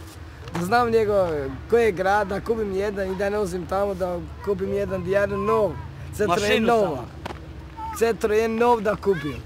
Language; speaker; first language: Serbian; non-native, local second language; Romany